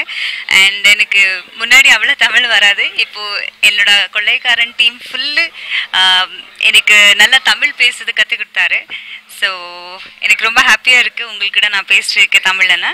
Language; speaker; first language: Tamil; non-native, learner; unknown